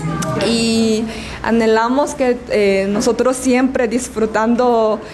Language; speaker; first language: Spanish; non-native, learner; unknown